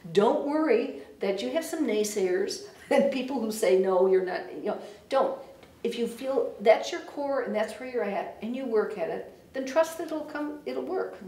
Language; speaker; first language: English; native; English